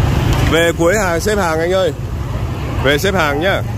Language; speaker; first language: Vietnamese; native; Vietnamese